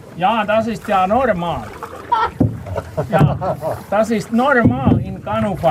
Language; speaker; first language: German; non-native, learner; Finnish